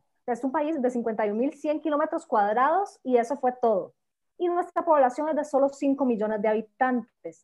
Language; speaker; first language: Spanish; native; Spanish